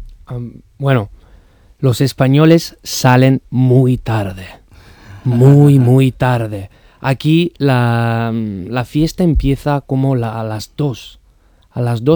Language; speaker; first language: Spanish; non-native, fluent; Italian